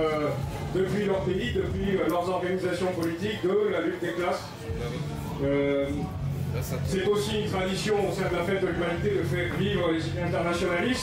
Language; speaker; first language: French; native; French